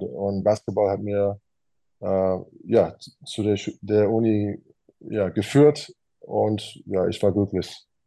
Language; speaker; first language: German; non-native, fluent; English